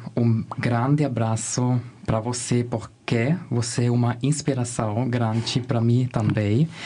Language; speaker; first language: Portuguese; non-native, fluent; German